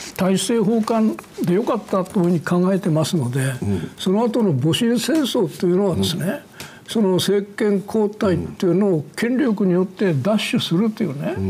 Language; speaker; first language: Japanese; native; Japanese